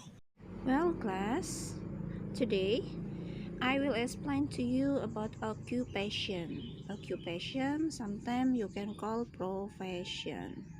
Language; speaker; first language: English; non-native, fluent; Indonesian